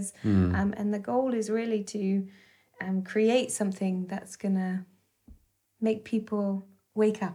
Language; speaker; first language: English; native; English